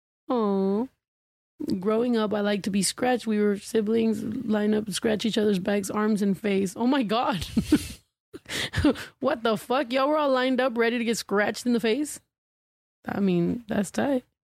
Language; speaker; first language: English; early bilingual, other home language; Spanish